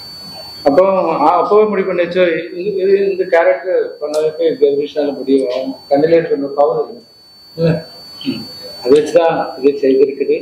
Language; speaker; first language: Tamil; non-native, learner; Malayalam